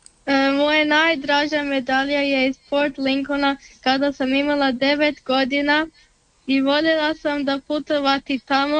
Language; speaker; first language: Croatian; early bilingual, heritage; Serbian